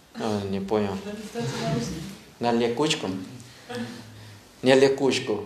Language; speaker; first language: Russian; non-native, learner; Thai